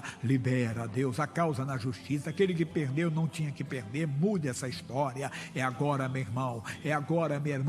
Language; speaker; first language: Portuguese; native; Portuguese